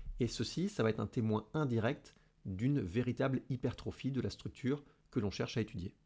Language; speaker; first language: French; native; French